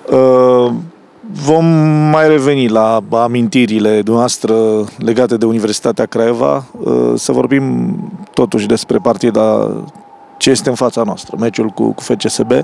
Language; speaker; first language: Romanian; native; Romanian